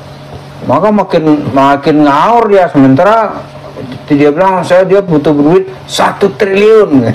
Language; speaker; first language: Indonesian; native; Indonesian